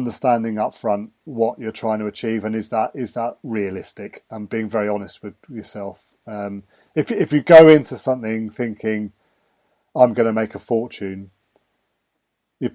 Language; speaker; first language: English; native; English